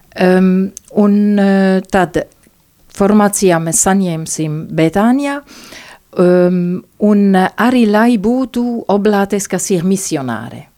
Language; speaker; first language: Latvian; non-native, fluent; French